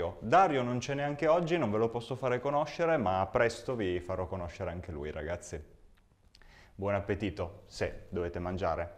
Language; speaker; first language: Italian; native; Italian